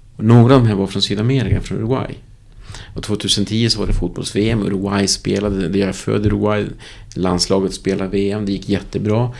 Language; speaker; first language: Swedish; early bilingual, other home language; Spanish